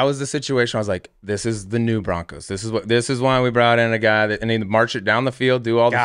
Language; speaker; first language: English; native; English